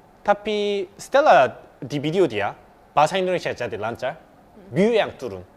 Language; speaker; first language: Indonesian; non-native, fluent; Korean